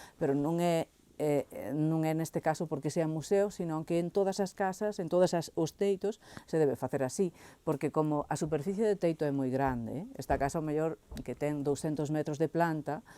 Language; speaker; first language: Galician; native; Galician